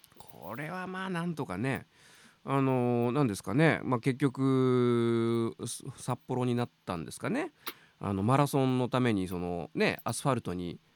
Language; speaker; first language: Japanese; native; Japanese